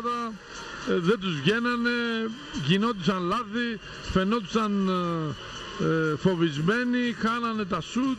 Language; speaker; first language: Greek; native; Greek